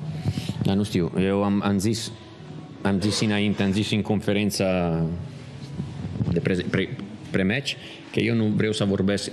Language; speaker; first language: Romanian; non-native, learner; Italian